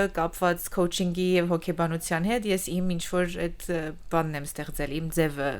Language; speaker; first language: Armenian; early bilingual, heritage; English